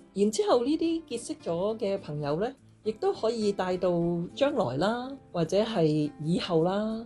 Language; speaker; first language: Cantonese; native; Cantonese